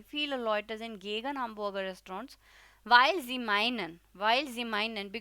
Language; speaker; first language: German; non-native, fluent; Hindi